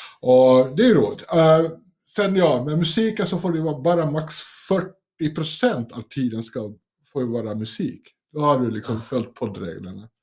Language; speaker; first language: Swedish; native; Swedish